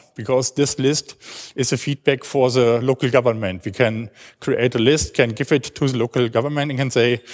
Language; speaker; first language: English; non-native, learner; German